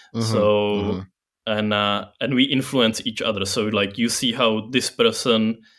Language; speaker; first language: English; non-native, fluent; Czech